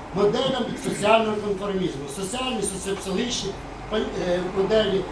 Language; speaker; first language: Ukrainian; native; Ukrainian